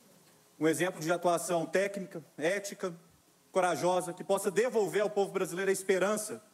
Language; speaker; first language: Portuguese; native; Portuguese